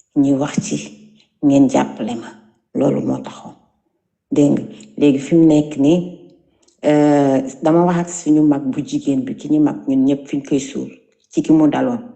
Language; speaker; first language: Wolof; native; Wolof